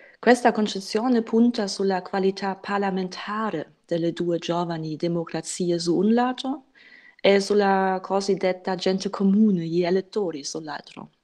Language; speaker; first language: Italian; non-native, fluent; German